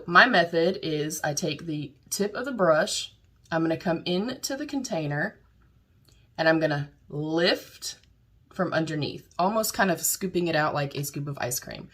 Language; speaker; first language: English; native; English